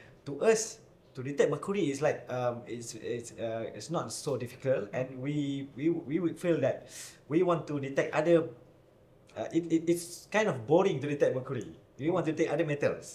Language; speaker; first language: English; non-native, local second language; Malay